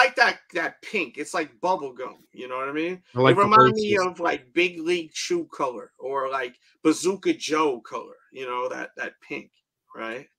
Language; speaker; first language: English; native; English